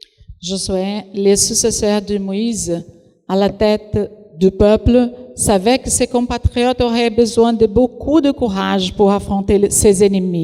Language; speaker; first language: French; non-native, fluent; Portuguese